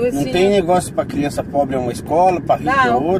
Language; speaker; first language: Portuguese; native; Portuguese